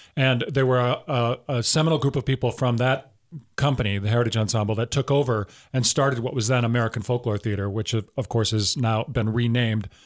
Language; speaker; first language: English; native; English